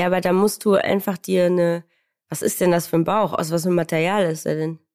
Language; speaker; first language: German; native; German